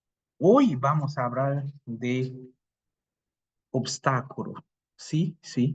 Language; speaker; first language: Spanish; non-native, fluent; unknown